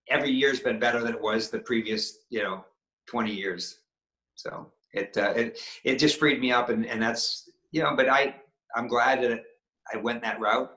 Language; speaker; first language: English; native; English